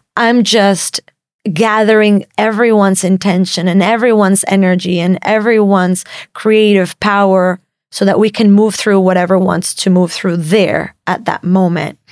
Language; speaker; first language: English; non-native, fluent; Spanish